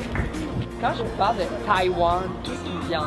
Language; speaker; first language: French; native; French